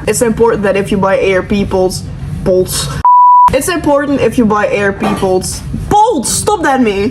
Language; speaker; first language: English; non-native, fluent; Dutch